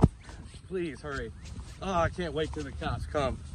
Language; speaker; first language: English; native; English